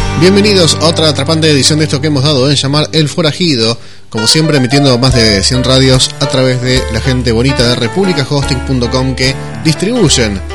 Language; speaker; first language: Spanish; native; Spanish